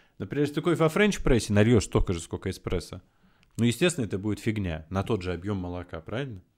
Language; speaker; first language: Russian; native; Russian